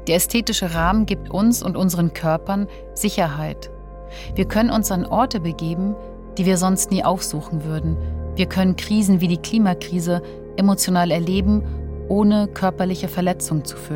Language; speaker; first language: German; native; German